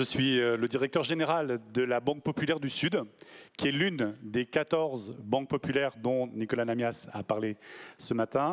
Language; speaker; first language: French; native; French